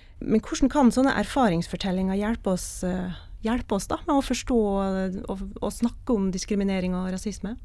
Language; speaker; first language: Norwegian; native; Norwegian